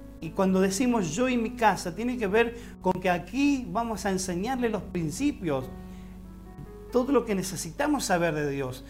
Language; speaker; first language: Spanish; native; Spanish